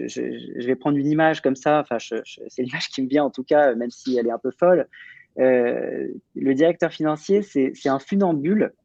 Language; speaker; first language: French; native; French